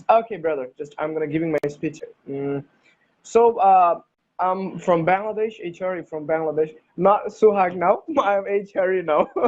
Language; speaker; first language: English; non-native, learner; Bangla